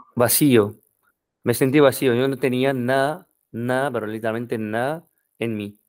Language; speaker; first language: Spanish; non-native, fluent; French